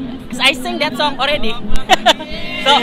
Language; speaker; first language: English; non-native, learner; Indonesian